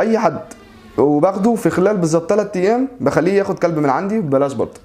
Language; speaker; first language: Arabic; native; Arabic